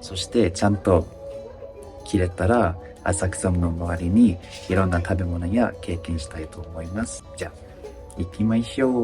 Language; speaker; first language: Japanese; non-native, fluent; English